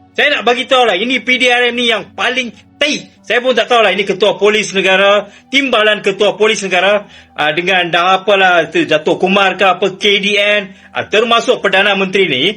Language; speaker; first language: Malay; native; Malay